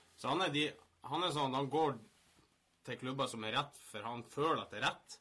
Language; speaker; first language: Norwegian; native; Norwegian